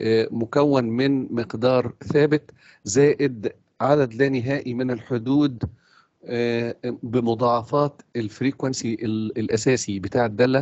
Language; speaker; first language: Arabic; native; Arabic